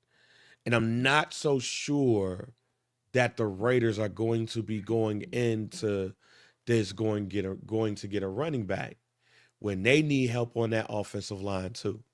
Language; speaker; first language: English; native; English